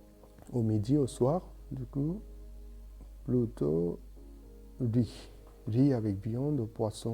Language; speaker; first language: French; non-native, learner; Bangla